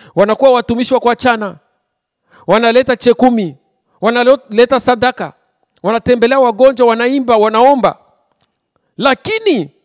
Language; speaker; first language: Swahili; native; Swahili